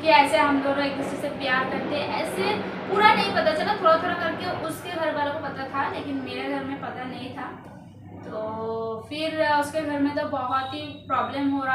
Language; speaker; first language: Hindi; non-native, local second language; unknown